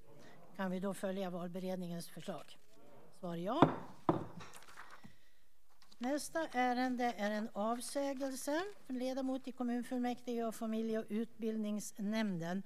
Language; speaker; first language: Swedish; native; Swedish